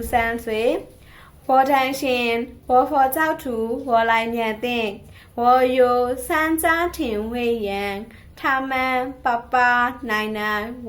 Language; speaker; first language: Chinese; non-native, learner; Burmese